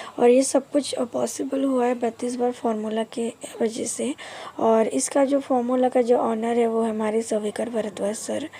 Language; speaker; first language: Hindi; non-native, local second language; Bangla